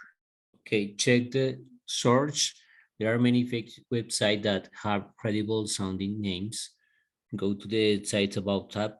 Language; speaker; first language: English; non-native, learner; Spanish